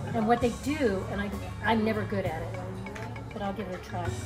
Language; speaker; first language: English; native; English